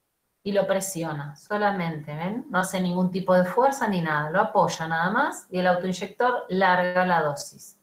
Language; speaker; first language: Spanish; native; Spanish